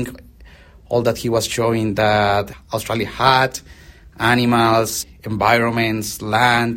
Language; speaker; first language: English; non-native, fluent; Spanish